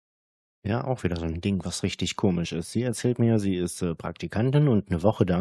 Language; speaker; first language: German; native; German